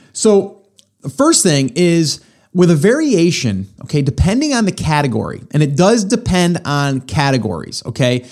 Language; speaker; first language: English; native; English